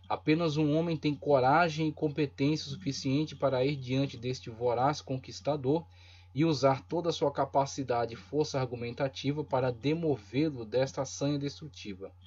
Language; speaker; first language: Portuguese; native; Portuguese